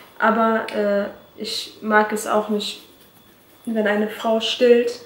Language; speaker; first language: German; early bilingual, other home language; Turkish